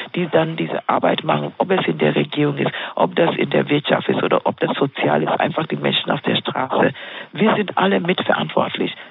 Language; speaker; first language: German; non-native, fluent; Swahili